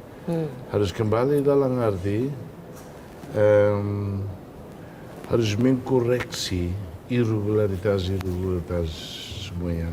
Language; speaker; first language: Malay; non-native, fluent; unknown